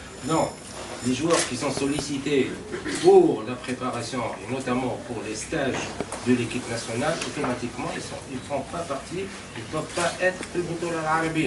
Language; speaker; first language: French; non-native, local second language; Arabic